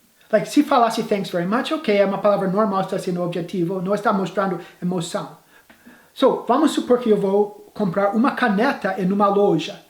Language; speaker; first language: Portuguese; non-native, fluent; English